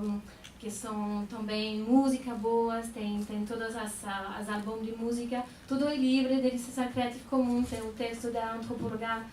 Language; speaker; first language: Portuguese; non-native, fluent; French